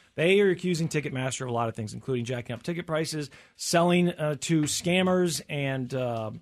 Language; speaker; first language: English; native; English